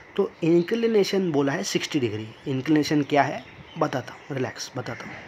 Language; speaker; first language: Hindi; non-native, local second language; Marathi